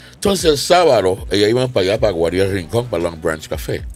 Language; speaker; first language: Spanish; non-native, fluent; English